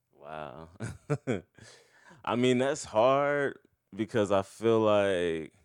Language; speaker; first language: English; native; English